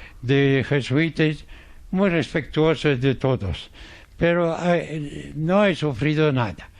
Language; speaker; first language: Spanish; non-native, fluent; Arabic